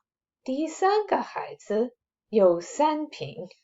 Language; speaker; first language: Chinese; non-native, fluent; English